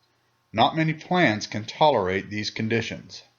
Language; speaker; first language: English; native; English